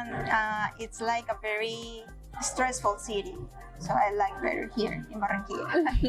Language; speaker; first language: English; non-native, learner; Spanish